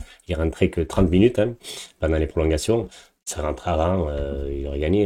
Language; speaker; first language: French; native; French